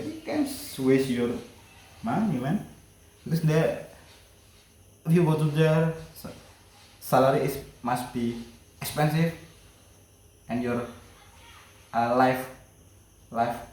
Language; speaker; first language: English; non-native, learner; Indonesian